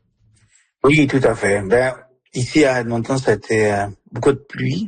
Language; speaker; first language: French; early bilingual, other home language; Spanish